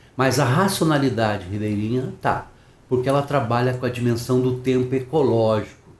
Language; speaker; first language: Portuguese; native; Portuguese